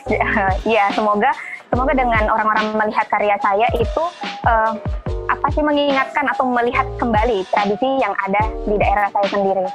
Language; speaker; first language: Indonesian; native; Indonesian